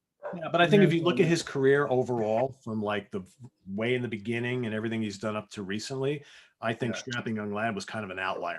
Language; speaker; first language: English; native; English